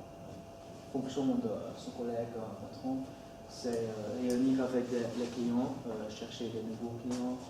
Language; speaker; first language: French; non-native, learner; Dutch